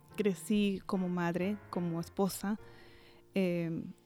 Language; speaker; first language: Spanish; native; Spanish